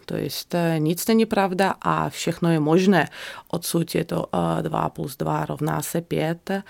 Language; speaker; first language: Czech; non-native, fluent; Russian